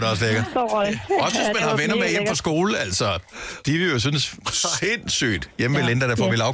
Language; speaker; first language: Danish; native; Danish